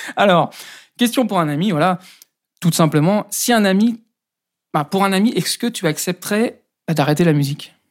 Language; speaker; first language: French; native; French